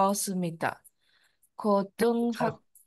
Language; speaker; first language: Korean; non-native, learner; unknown